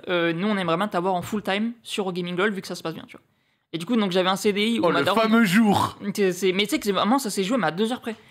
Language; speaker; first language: French; native; French